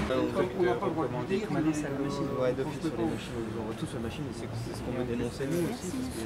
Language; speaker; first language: French; native; French